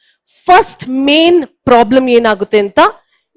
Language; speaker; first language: Kannada; non-native, learner; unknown